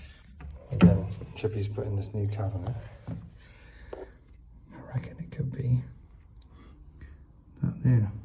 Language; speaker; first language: English; native; English